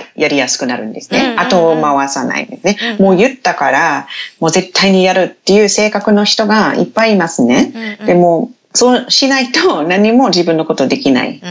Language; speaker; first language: Japanese; non-native, fluent; English